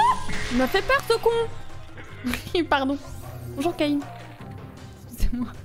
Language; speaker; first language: French; native; French